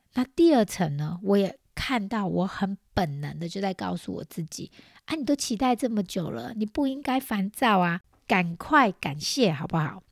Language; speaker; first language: Chinese; native; Chinese